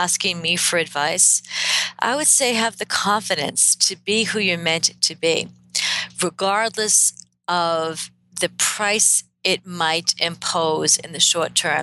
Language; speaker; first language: English; native; English